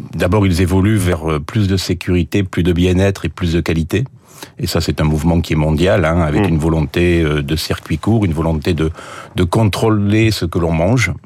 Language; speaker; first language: French; native; French